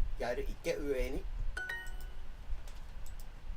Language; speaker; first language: Norwegian; non-native, fluent; English